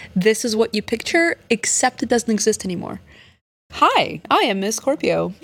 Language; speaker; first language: English; early bilingual, other home language; Russian